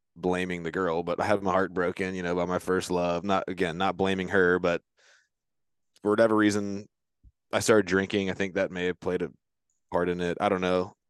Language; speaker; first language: English; native; English